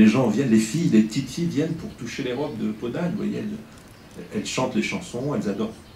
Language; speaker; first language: French; native; French